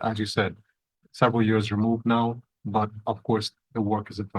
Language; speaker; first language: English; native; English